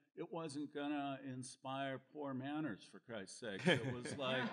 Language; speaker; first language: English; native; English